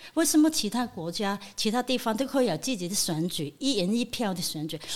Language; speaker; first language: Chinese; non-native, fluent; Cantonese